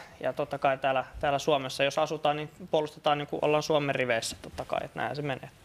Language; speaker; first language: Finnish; early bilingual, other home language; Russian